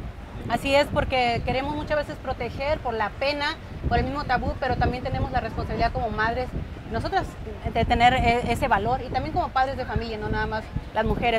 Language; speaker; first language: Spanish; native; Spanish